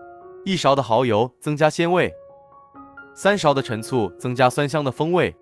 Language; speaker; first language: Chinese; native; Chinese